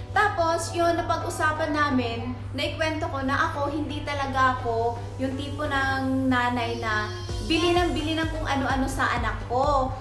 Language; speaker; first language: Filipino; native; Filipino